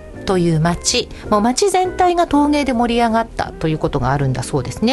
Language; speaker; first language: Japanese; native; Japanese